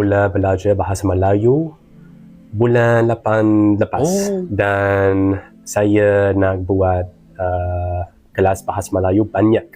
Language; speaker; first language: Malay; non-native, learner; English